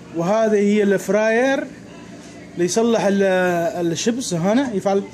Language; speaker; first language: Arabic; early bilingual, heritage; Arabic